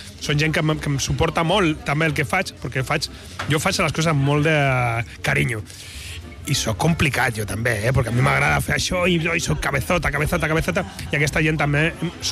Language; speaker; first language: Catalan; non-native, local second language; Spanish